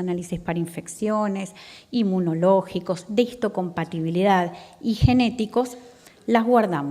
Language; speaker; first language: Spanish; native; Spanish